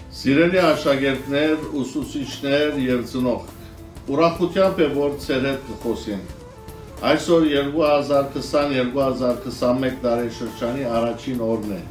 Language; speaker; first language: Armenian; early bilingual, heritage; Armenian